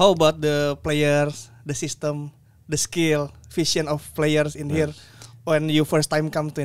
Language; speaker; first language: English; non-native, learner; Indonesian